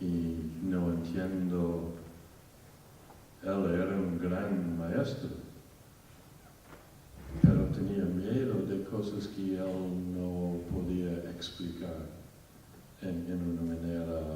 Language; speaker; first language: Spanish; non-native, fluent; English